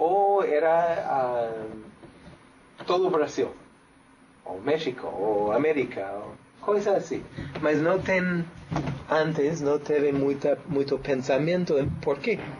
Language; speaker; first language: Spanish; non-native, fluent; English